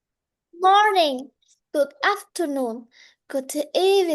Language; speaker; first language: English; non-native, learner; Vietnamese